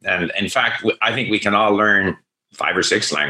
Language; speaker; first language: English; native; English